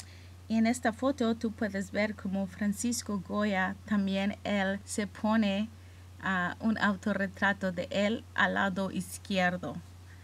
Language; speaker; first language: Spanish; early bilingual, heritage; English